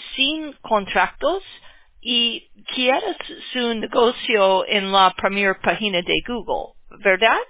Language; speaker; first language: Spanish; non-native, learner; English